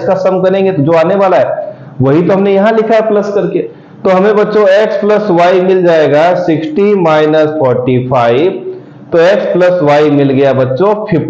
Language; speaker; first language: Hindi; native; Hindi